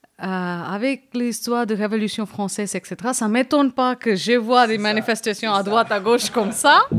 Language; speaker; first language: French; non-native, fluent; Tamil